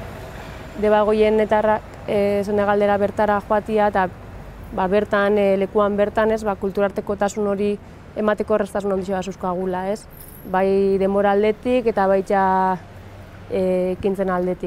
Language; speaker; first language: Basque; native; Basque